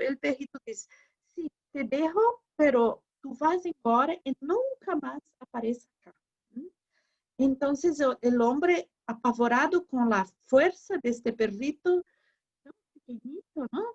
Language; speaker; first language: Spanish; non-native, learner; Portuguese